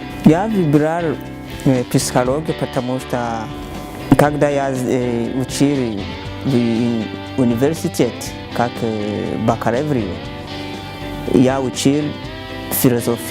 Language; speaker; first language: Russian; non-native, learner; Rundi